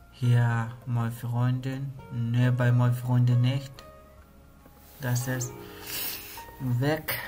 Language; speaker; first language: German; non-native, learner; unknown